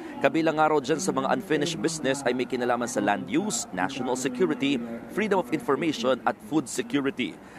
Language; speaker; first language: Filipino; native; Filipino